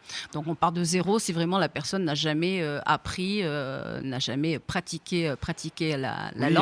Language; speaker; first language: French; native; French